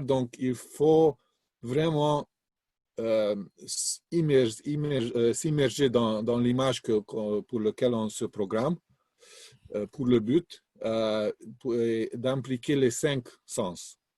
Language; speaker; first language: French; non-native, fluent; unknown